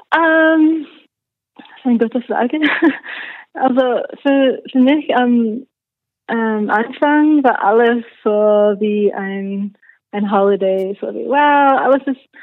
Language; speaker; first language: German; non-native, learner; English